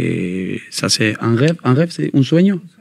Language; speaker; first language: French; non-native, learner; Spanish